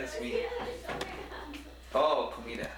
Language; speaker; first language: Spanish; non-native, learner; English